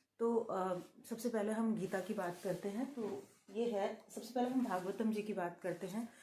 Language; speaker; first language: Hindi; native; Hindi